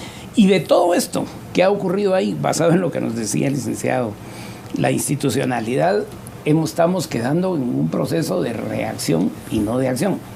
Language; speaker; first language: Spanish; native; Spanish